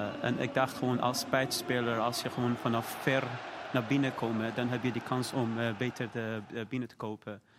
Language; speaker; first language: Dutch; non-native, learner; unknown